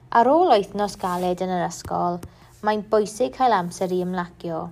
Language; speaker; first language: Welsh; non-native, learner; English